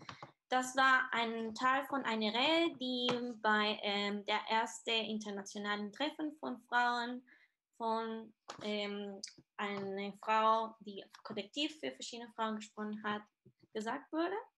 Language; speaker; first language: German; non-native, fluent; Spanish